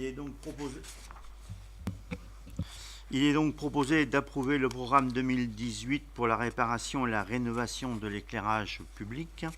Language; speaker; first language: French; native; French